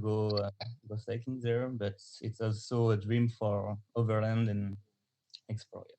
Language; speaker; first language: English; non-native, learner; French